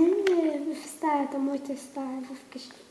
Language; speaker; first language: Bulgarian; non-native, learner; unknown